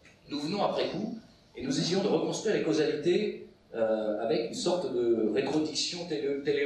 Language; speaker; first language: French; native; French